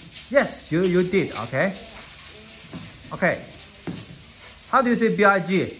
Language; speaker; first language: English; non-native, fluent; Chinese